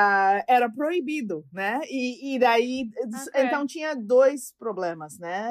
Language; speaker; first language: Portuguese; non-native, fluent; English